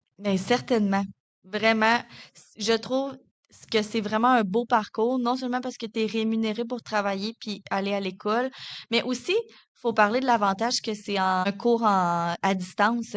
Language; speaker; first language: French; native; French